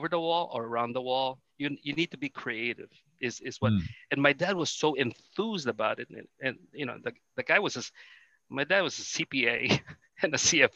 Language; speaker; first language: English; non-native, local second language; Filipino